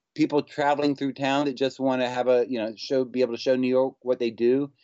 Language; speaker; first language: English; native; English